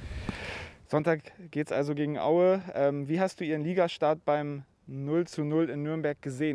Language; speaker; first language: German; native; German